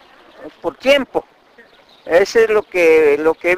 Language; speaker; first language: Spanish; non-native, local second language; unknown